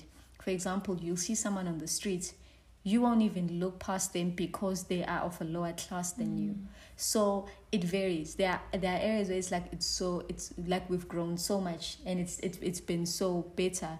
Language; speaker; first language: English; non-native, local second language; Zulu